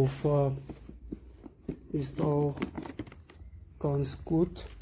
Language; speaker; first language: German; non-native, fluent; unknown